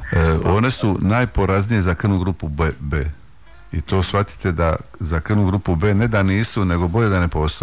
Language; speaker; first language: Croatian; native; Croatian